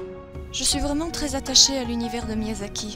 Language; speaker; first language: French; native; French